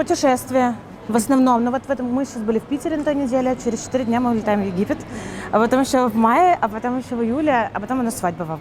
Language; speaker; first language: Russian; native; Russian